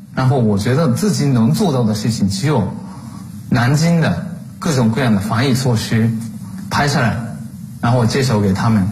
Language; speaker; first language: Chinese; non-native, fluent; Japanese